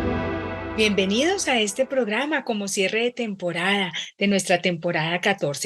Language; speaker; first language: Spanish; native; Spanish